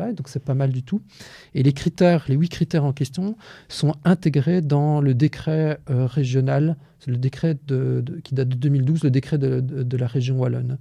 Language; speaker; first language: French; native; French